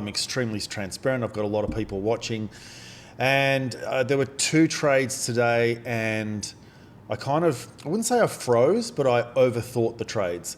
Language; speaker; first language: English; native; English